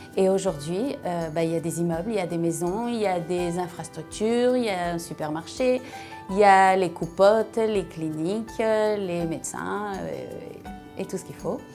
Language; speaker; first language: French; native; French